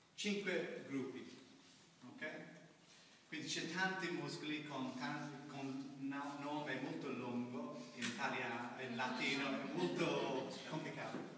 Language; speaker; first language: Italian; non-native, learner; English